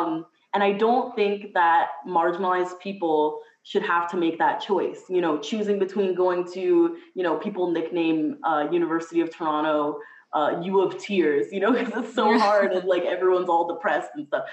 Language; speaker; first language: English; native; English